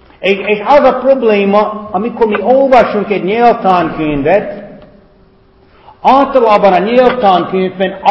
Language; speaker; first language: Hungarian; non-native, fluent; English